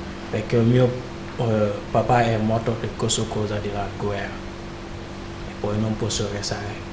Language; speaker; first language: Italian; non-native, learner; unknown